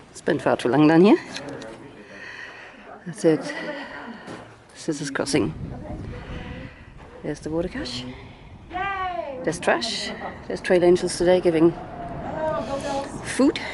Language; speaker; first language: English; native; English